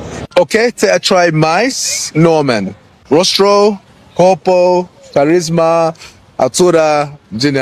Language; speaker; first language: Portuguese; non-native, learner; English